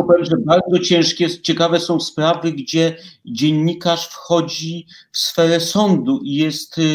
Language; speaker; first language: Polish; native; Polish